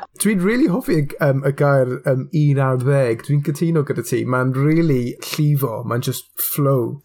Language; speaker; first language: Welsh; non-native, local second language; English